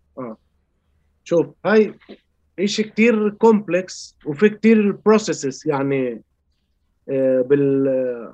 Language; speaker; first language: Arabic; early bilingual, heritage; Spanish